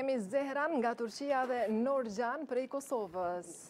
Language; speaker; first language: Albanian; native; Albanian